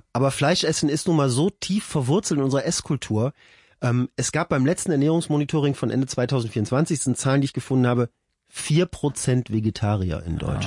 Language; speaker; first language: German; native; German